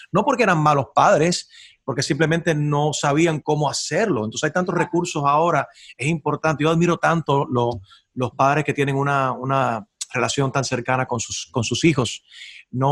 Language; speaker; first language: Spanish; early bilingual, heritage; Spanish